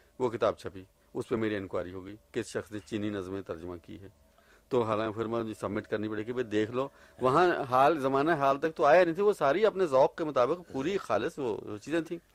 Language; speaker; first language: Urdu; native; Urdu